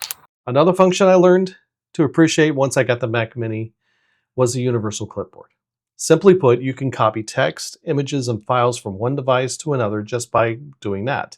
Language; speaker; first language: English; native; English